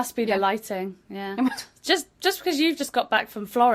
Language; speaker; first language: English; native; English